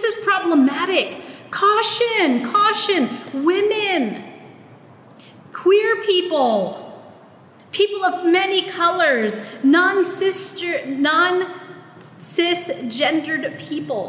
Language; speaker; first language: English; non-native, local second language; Filipino